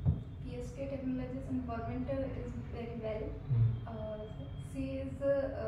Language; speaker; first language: English; non-native, learner; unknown